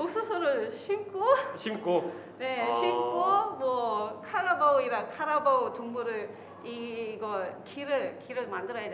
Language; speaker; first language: Korean; non-native, fluent; Filipino